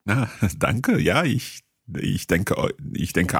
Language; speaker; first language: German; non-native, learner; English